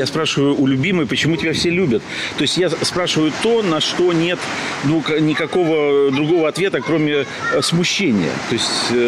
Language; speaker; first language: Russian; native; Russian